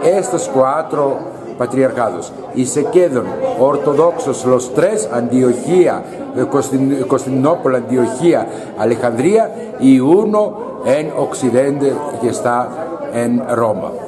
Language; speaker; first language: Spanish; non-native, learner; Greek